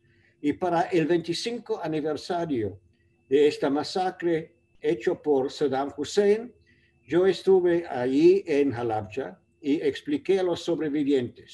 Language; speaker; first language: Spanish; non-native, fluent; English